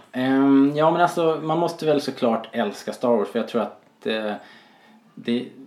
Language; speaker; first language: Swedish; native; Swedish